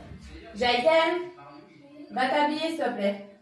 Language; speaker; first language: French; native; French